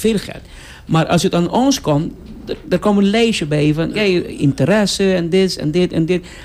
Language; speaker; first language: Dutch; non-native, local second language; Papiamento